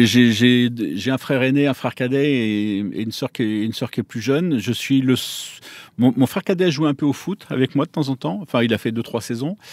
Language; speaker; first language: French; native; French